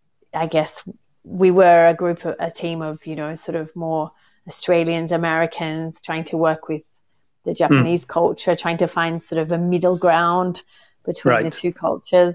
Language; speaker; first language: English; native; English